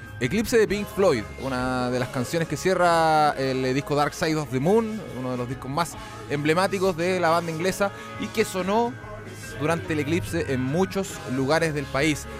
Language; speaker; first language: Spanish; native; Spanish